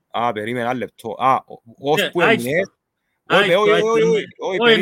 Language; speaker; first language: Greek; native; Greek